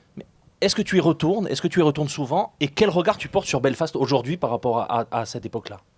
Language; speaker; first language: French; native; French